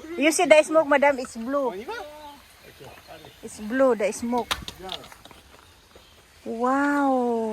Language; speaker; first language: English; non-native, learner; Filipino